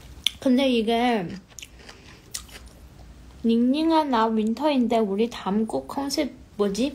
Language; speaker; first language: Korean; non-native, fluent; Chinese